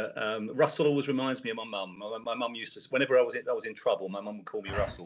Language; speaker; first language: English; native; English